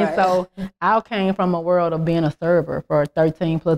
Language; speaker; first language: English; native; English